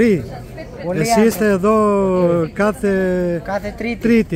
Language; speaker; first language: Greek; non-native, learner; Serbian